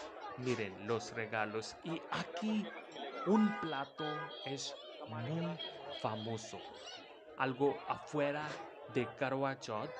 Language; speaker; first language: Spanish; non-native, fluent; Hindi